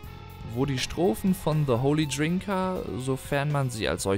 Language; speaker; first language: German; native; German